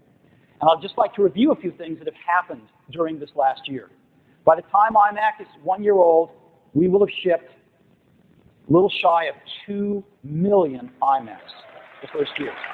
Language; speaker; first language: English; native; English